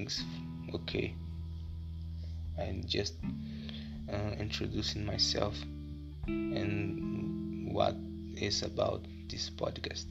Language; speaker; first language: English; non-native, learner; Portuguese